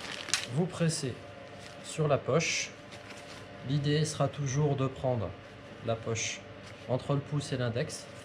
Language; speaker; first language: French; native; French